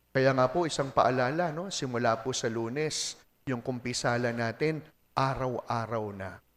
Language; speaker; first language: Filipino; native; Filipino